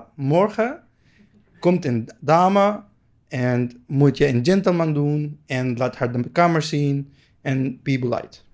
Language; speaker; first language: Dutch; non-native, learner; Arabic